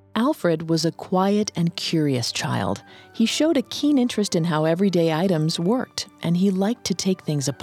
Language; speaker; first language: English; native; English